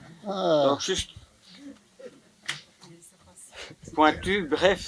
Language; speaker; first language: French; non-native, local second language; Dutch